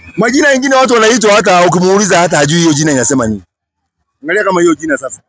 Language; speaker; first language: Swahili; non-native, local second language; Kikuyu